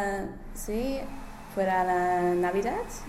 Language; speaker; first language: Spanish; non-native, learner; English